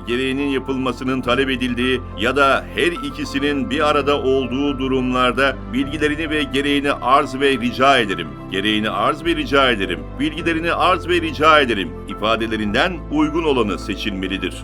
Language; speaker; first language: Turkish; native; Turkish